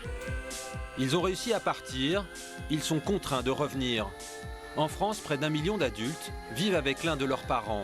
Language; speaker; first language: French; native; French